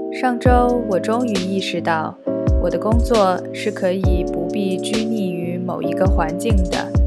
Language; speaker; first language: Chinese; native; Chinese